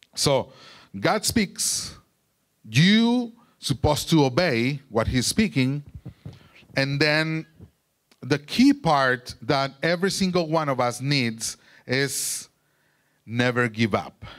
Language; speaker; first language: English; non-native, fluent; Spanish